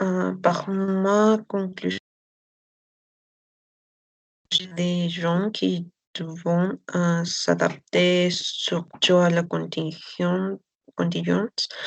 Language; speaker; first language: French; non-native, learner; Spanish